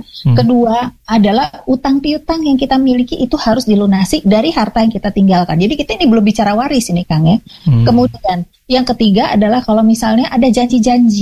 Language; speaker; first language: Indonesian; native; Indonesian